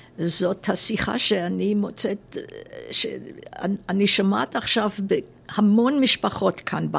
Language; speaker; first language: Hebrew; non-native, fluent; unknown